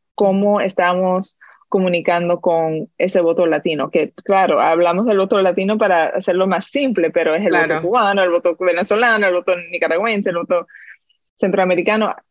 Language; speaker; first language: Spanish; early bilingual, heritage; Spanish